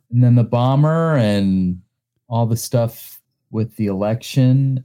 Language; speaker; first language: English; native; English